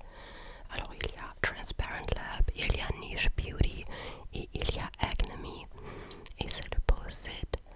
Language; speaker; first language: French; non-native, learner; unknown